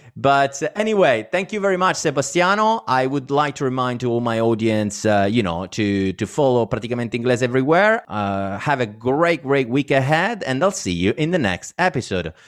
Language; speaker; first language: English; non-native, fluent; Italian